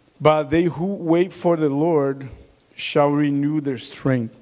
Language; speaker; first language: English; non-native, learner; Portuguese